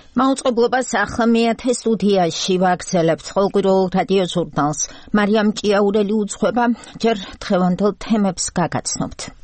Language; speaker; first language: Georgian; native; Georgian